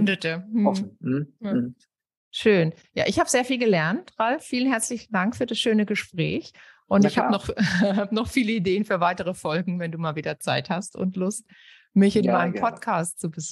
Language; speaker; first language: German; native; German